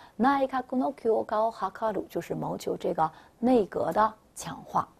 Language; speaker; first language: Chinese; native; Chinese